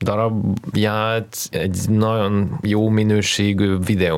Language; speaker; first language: Hungarian; non-native, fluent; Russian